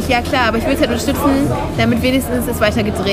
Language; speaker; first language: German; native; German